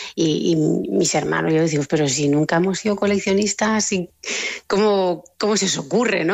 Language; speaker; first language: Spanish; native; Spanish